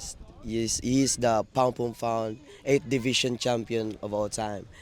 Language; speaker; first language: English; non-native, local second language; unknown